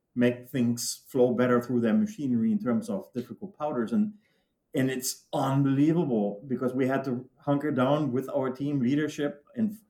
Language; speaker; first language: English; non-native, fluent; German